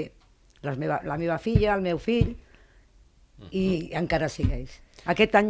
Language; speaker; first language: Catalan; non-native, local second language; Spanish